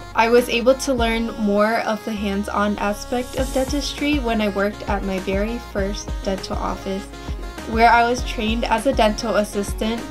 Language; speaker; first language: English; native; English